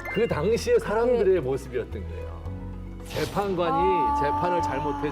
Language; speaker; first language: Korean; native; Korean